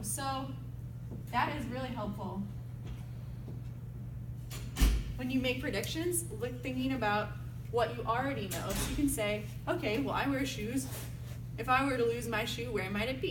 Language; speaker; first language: English; native; English